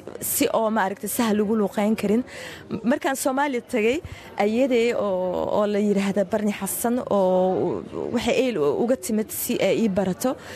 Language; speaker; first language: Somali; early bilingual, heritage; Somali